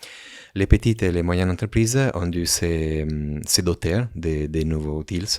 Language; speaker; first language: French; non-native, fluent; Italian